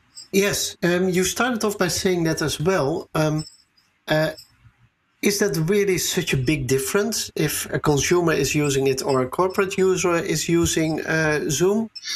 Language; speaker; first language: English; non-native, fluent; Dutch